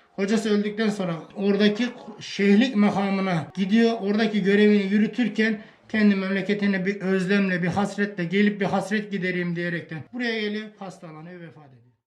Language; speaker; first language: Turkish; native; Turkish